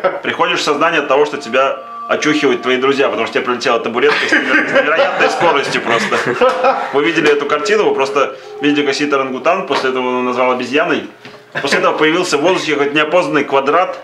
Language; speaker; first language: Russian; native; Russian